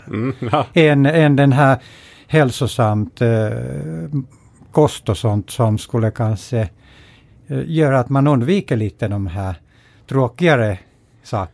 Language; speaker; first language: Swedish; non-native, fluent; Finnish